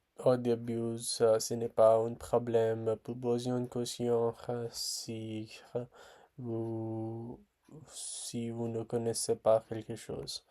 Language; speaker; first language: French; non-native, learner; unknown